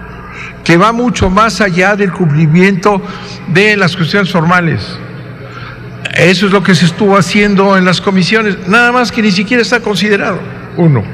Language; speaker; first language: Spanish; native; Spanish